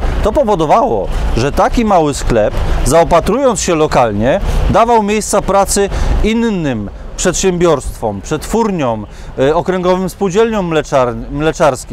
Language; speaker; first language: Polish; native; Polish